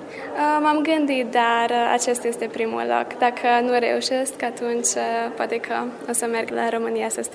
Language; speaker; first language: Romanian; early bilingual, heritage; Romanian